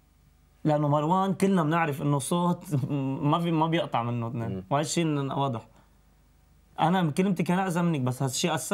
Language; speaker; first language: Arabic; native; Arabic